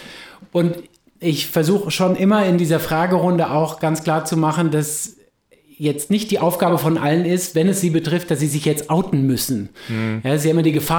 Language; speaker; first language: German; native; German